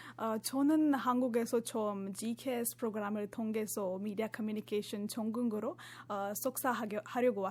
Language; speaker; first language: Korean; non-native, fluent; Marathi